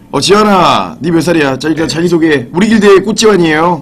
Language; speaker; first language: Korean; native; Korean